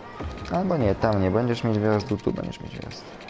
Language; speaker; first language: Polish; native; Polish